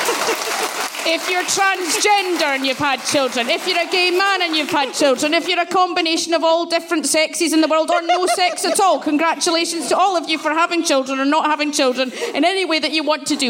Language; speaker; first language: English; native; English